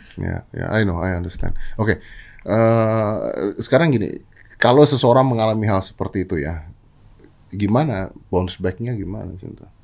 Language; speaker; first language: Indonesian; native; Indonesian